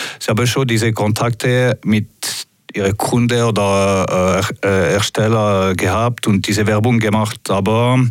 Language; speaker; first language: German; non-native, local second language; French